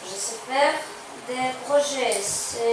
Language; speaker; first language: French; non-native, learner; Ukrainian